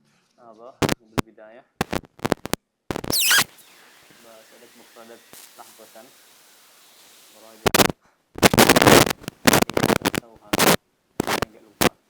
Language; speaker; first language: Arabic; non-native, fluent; Indonesian